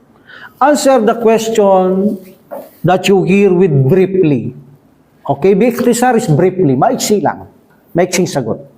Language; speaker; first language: English; non-native, fluent; Filipino